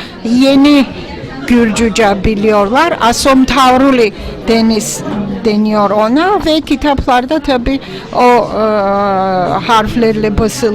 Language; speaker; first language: Turkish; non-native, fluent; Georgian